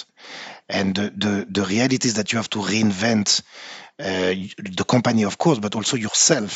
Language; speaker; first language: English; non-native, fluent; French